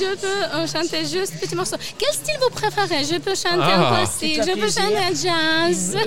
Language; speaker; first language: French; non-native, learner; Ukrainian